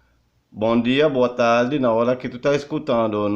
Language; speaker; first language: Portuguese; non-native, learner; Haitian Creole